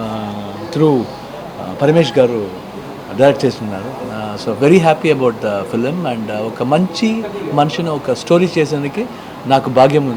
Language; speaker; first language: Telugu; non-native, learner; Kannada